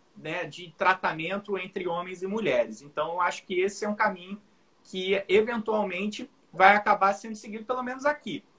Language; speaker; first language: Portuguese; native; Portuguese